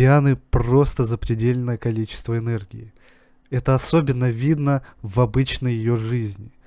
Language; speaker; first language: Russian; native; Russian